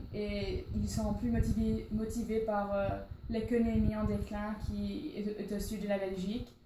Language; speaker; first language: French; non-native, learner; English